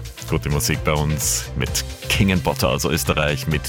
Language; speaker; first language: German; native; German